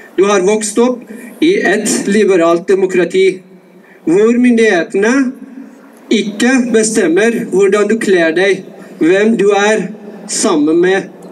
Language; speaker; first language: Norwegian; non-native, fluent; Persian